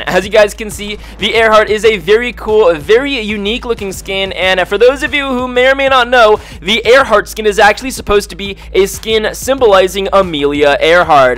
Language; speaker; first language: English; native; English